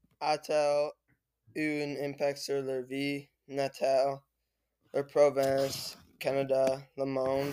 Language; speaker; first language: French; non-native, learner; English